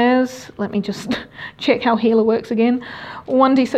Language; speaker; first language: English; native; English